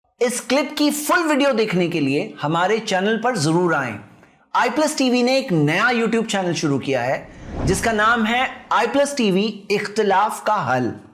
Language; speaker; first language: Urdu; native; Urdu